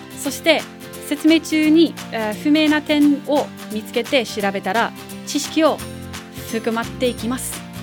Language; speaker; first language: Japanese; non-native, fluent; English